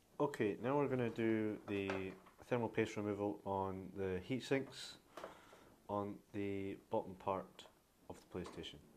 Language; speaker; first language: English; native; English